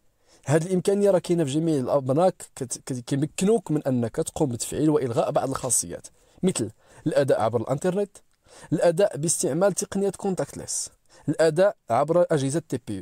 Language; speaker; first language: Arabic; native; Arabic